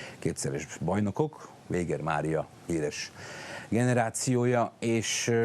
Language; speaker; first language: Hungarian; native; Hungarian